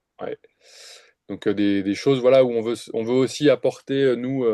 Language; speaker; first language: French; native; French